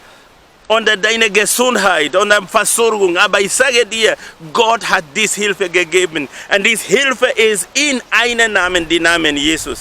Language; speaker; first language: German; non-native, learner; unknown